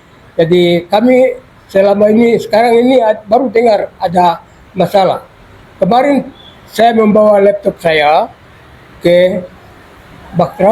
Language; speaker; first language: Indonesian; non-native, local second language; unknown